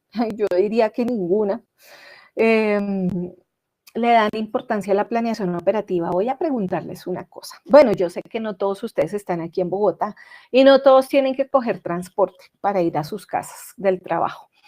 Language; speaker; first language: Spanish; native; Spanish